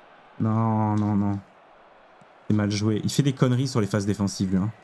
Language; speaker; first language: French; native; French